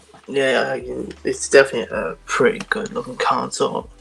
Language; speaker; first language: English; native; English